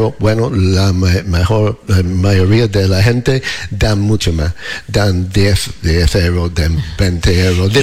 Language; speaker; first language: Spanish; non-native, learner; English